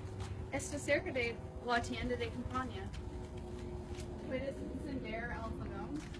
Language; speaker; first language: Spanish; non-native, learner; English